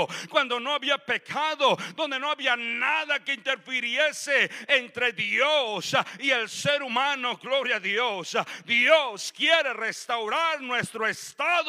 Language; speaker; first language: Spanish; native; Spanish